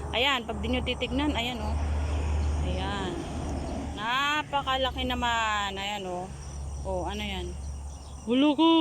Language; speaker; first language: Filipino; non-native, local second language; Iloko